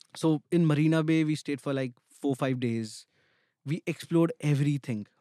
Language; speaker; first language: English; non-native, local second language; Hindi